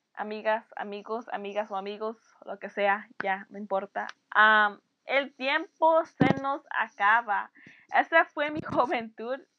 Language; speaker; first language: Spanish; early bilingual, heritage; Spanish